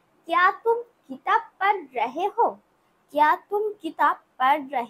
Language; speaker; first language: Hindi; non-native, local second language; Bangla